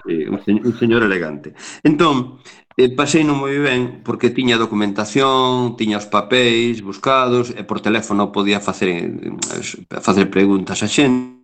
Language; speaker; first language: Galician; native; Galician